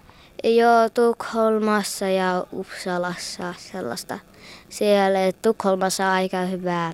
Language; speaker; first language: Finnish; early bilingual, heritage; Finnish